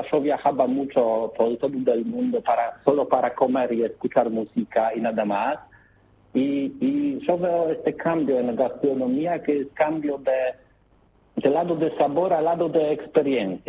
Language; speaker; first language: Spanish; non-native, learner; Polish